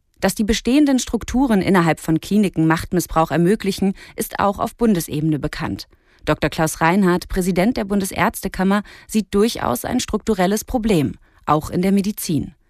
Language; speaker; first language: German; native; German